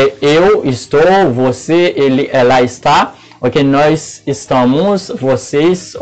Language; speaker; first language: Portuguese; non-native, fluent; Haitian Creole